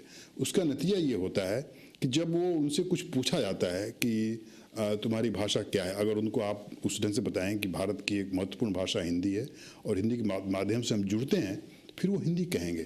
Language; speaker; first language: Hindi; native; Hindi